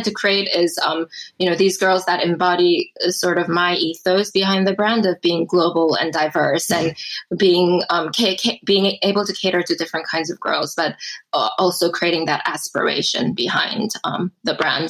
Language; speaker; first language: English; early bilingual, other home language; Korean